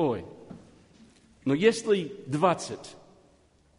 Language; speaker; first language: Russian; non-native, learner; English